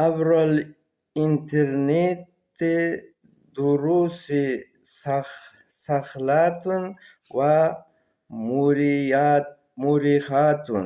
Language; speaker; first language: Arabic; non-native, learner; Uzbek